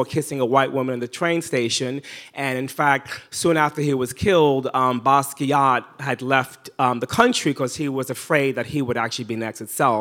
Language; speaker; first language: English; native; English